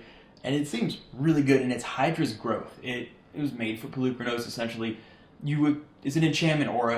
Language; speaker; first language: English; native; English